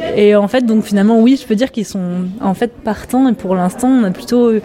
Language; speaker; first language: French; native; French